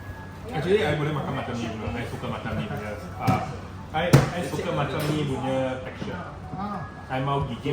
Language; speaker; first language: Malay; non-native, local second language; Chinese